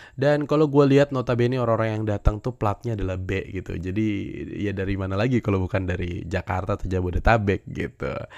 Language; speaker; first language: Indonesian; native; Indonesian